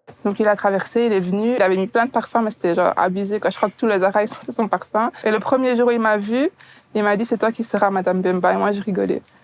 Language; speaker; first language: French; native; French